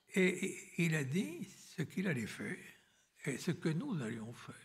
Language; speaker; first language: French; native; French